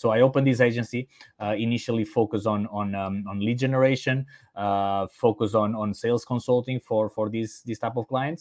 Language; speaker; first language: English; non-native, fluent; Portuguese